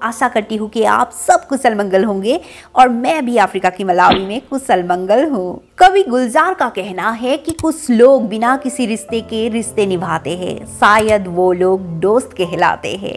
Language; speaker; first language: Hindi; non-native, local second language; Assamese